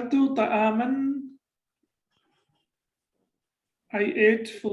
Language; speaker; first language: Arabic; non-native, fluent; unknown